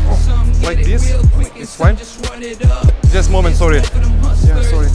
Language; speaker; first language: English; non-native, learner; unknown